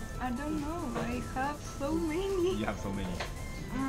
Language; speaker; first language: English; non-native, learner; Spanish